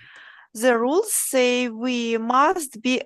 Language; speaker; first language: English; non-native, learner; Russian